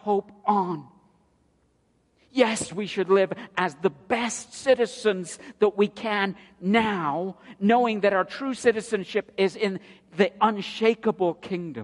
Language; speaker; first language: English; native; English